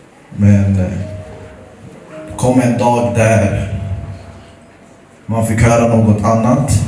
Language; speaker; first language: Swedish; early bilingual, other home language; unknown